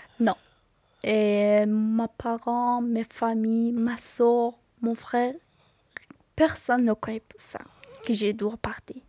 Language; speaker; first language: French; non-native, learner; Persian